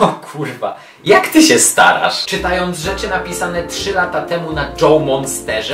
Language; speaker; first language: Polish; native; Polish